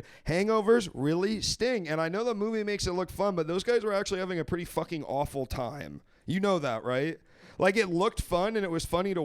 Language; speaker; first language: English; native; English